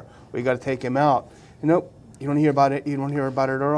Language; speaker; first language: English; native; English